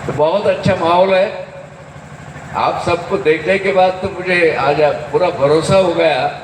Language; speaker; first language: Hindi; non-native, local second language; Marathi